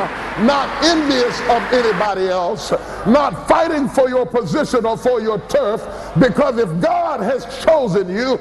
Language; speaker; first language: English; native; English